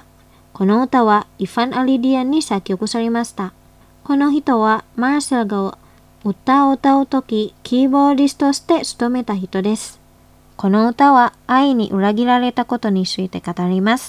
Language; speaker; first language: Japanese; non-native, fluent; Indonesian